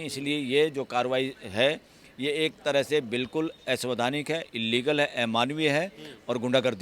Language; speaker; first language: Hindi; native; Hindi